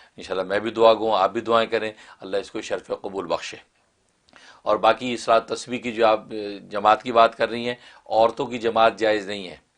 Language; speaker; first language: Hindi; non-native, local second language; Kashmiri